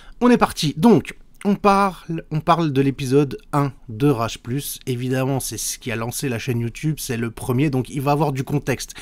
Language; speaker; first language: French; native; French